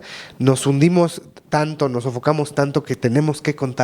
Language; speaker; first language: Spanish; native; Spanish